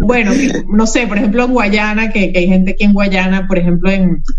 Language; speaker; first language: Spanish; native; Spanish